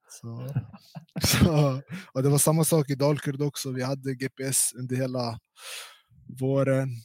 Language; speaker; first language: Swedish; early bilingual, other home language; Central Kurdish